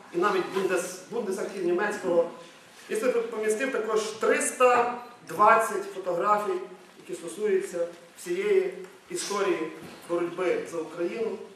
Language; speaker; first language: Ukrainian; native; Ukrainian